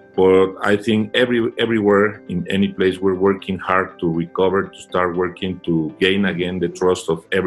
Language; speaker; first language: English; non-native, fluent; Spanish